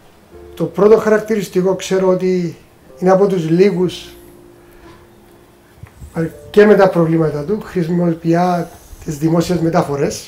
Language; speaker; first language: Greek; native; Greek